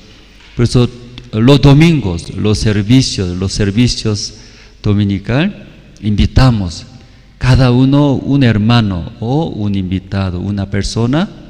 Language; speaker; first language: Spanish; non-native, fluent; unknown